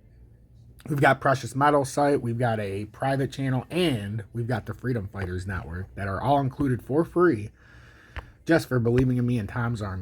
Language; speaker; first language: English; native; English